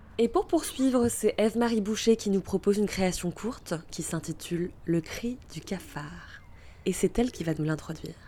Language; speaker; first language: French; native; French